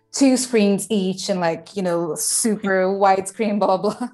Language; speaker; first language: English; non-native, fluent; Portuguese